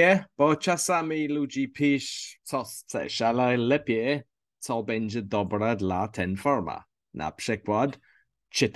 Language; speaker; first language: Polish; non-native, learner; English